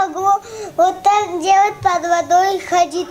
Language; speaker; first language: Russian; non-native, local second language; Tajik